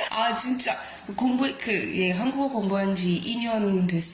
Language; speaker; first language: Korean; non-native, learner; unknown